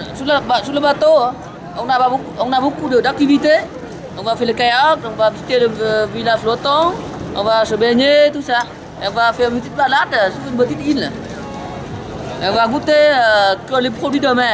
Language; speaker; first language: French; non-native, learner; Vietnamese